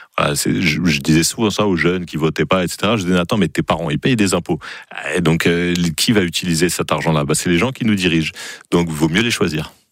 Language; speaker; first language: French; native; French